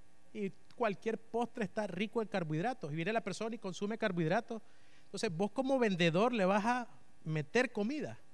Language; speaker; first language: Spanish; native; Spanish